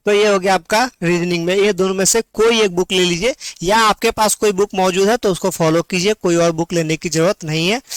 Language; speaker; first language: Hindi; non-native, local second language; Marathi